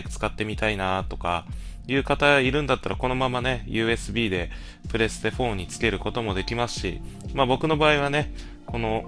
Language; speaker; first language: Japanese; native; Japanese